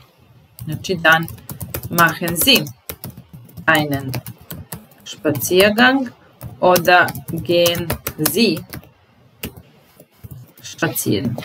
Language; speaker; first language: German; non-native, fluent; Serbian